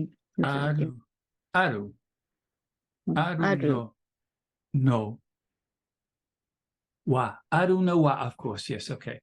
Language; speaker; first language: Japanese; non-native, learner; English